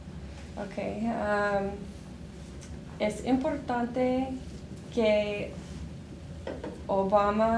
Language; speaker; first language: Spanish; non-native, learner; English